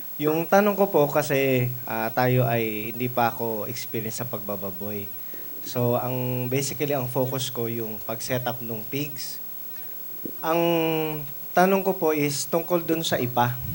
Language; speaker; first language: Filipino; non-native, local second language; Bikol